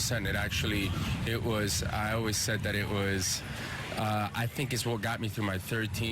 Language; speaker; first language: English; early bilingual, other home language; Spanish